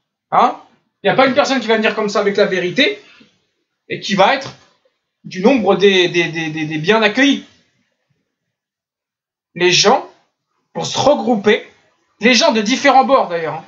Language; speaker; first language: French; native; French